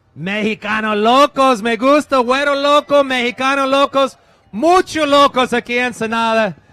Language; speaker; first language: Spanish; non-native, learner; English